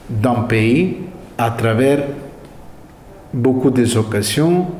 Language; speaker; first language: French; non-native, fluent; Italian